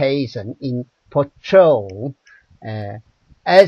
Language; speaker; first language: English; non-native, learner; Chinese